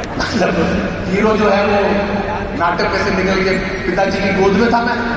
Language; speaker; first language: Hindi; native; Hindi